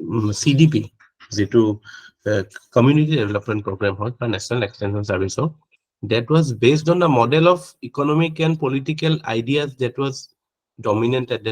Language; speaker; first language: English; non-native, local second language; Assamese